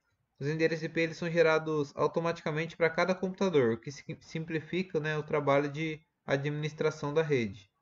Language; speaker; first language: Portuguese; native; Portuguese